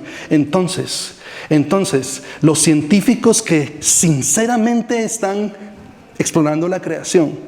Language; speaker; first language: Spanish; native; Spanish